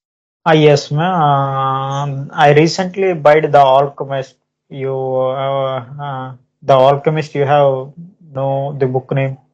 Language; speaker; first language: English; non-native, learner; Telugu